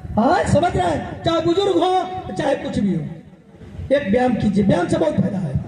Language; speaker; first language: Hindi; native; Hindi